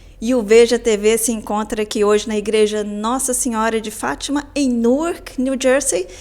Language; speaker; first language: Portuguese; native; Portuguese